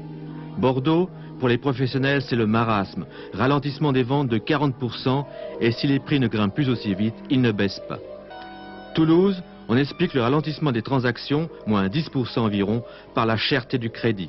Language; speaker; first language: French; native; French